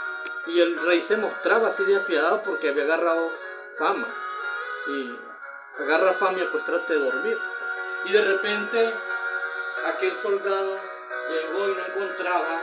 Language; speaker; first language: Spanish; native; Spanish